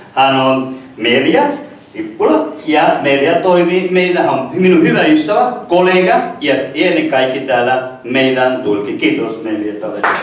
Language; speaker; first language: Finnish; non-native, fluent; Spanish